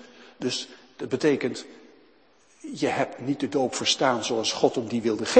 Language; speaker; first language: Dutch; native; Dutch